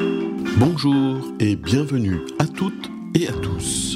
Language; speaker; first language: French; native; French